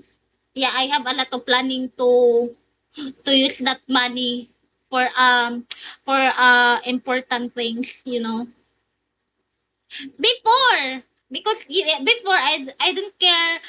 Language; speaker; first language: English; non-native, learner; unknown